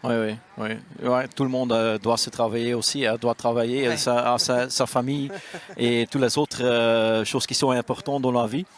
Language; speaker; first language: French; non-native, local second language; Dutch